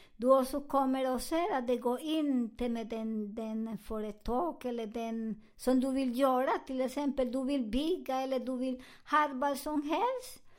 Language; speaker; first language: Swedish; non-native, learner; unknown